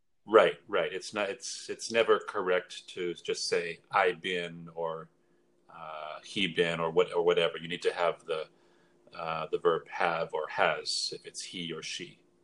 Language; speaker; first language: English; native; English